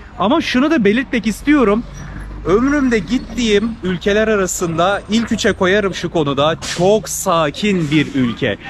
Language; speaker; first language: Turkish; native; Turkish